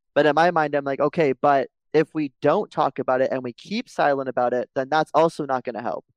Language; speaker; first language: English; native; English